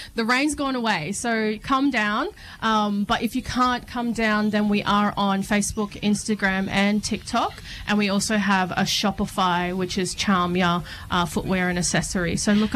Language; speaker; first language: English; native; English